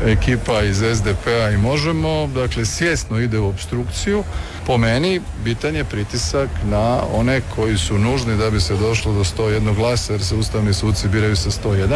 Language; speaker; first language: Serbian; native; Serbian